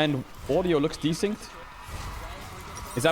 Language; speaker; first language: English; native; English